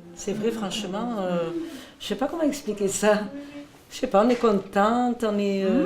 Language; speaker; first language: French; native; French